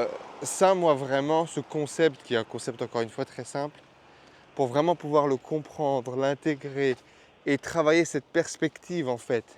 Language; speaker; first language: French; native; French